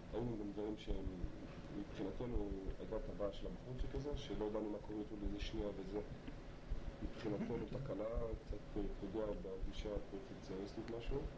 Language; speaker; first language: Hebrew; native; Hebrew